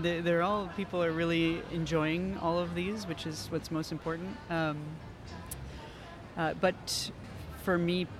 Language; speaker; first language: English; native; English